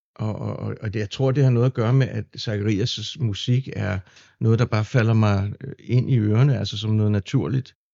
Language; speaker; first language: Danish; native; Danish